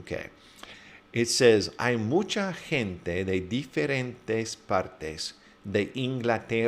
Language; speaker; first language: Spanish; non-native, fluent; English